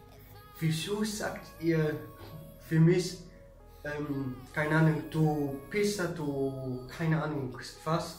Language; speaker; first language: German; early bilingual, other home language; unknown